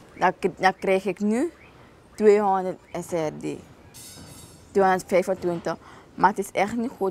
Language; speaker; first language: Dutch; non-native, local second language; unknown